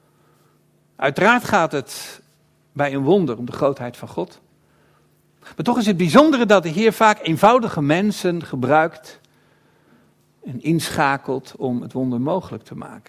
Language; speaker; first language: Dutch; native; Dutch